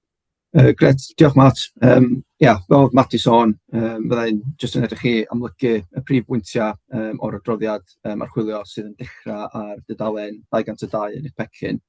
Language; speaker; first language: Welsh; native; Welsh